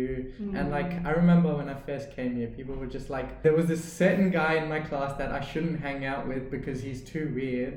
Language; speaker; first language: English; native; English